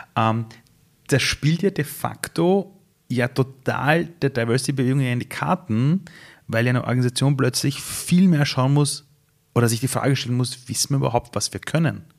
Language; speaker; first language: German; early bilingual, other home language; Persian